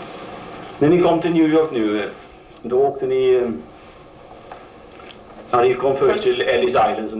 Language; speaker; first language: Swedish; native; Swedish